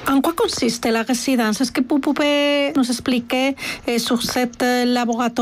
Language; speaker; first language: French; non-native, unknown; Spanish